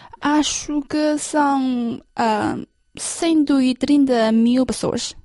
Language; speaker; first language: Portuguese; non-native, fluent; Chinese